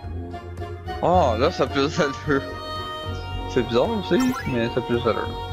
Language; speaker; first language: French; native; French